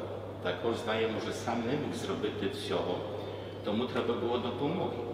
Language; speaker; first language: Ukrainian; non-native, fluent; Polish